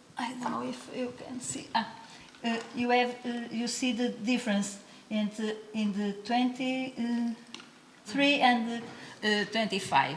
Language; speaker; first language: English; non-native, learner; Portuguese